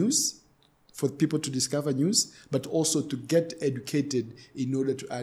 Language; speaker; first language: English; non-native, local second language; Swahili